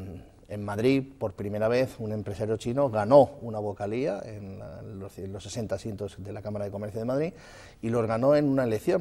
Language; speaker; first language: Spanish; native; Spanish